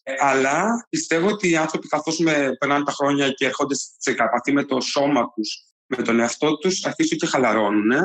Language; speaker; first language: Greek; native; Greek